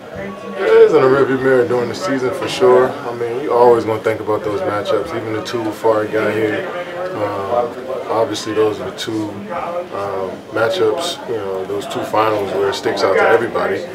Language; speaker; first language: English; native; English